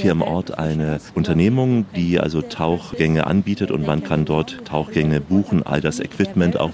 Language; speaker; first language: German; native; German